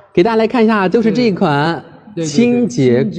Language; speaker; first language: Chinese; native; Chinese